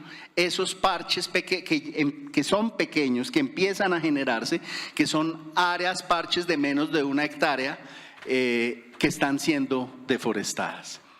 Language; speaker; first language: Spanish; native; Spanish